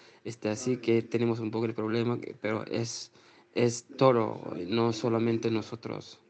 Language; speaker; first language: Spanish; non-native, learner; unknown